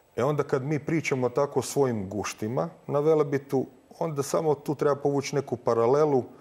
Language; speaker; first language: Croatian; native; Croatian